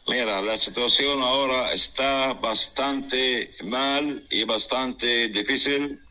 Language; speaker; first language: Spanish; non-native, fluent; Arabic